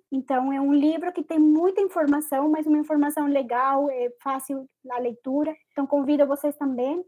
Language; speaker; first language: Portuguese; non-native, fluent; Spanish